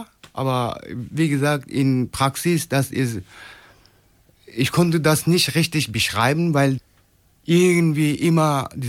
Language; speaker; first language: German; non-native, fluent; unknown